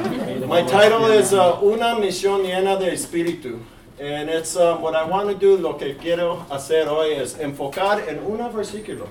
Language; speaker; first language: Spanish; early bilingual, heritage; English